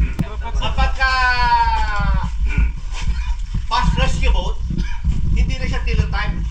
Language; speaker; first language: Filipino; native; Filipino